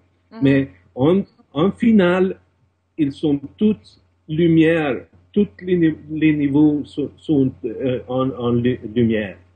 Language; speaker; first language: French; non-native, fluent; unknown